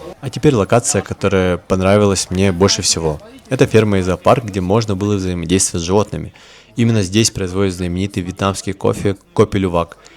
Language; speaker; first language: Russian; native; Russian